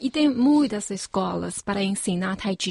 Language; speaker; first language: Portuguese; non-native, fluent; Chinese